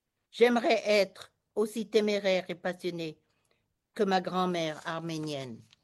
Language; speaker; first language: French; early bilingual, heritage; French